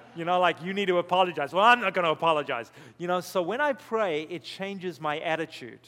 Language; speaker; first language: English; native; English